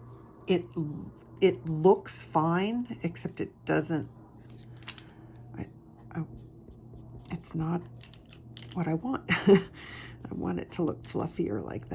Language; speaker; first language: English; native; English